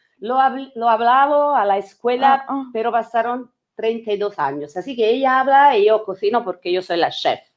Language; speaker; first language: Spanish; non-native, learner; Italian